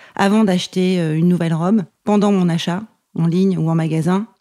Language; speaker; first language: French; native; French